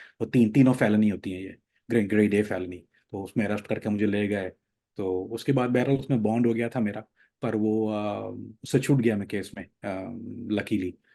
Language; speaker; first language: Urdu; native; Urdu